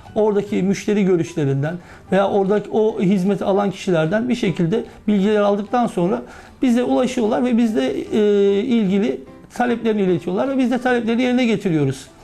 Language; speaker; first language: Turkish; native; Turkish